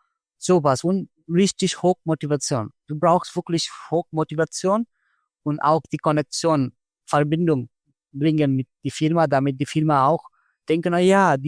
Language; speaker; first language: German; non-native, fluent; Bangla